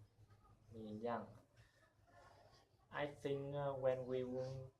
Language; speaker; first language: English; non-native, learner; Vietnamese